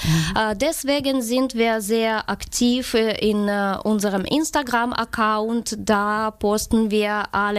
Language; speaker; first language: German; non-native, fluent; Ukrainian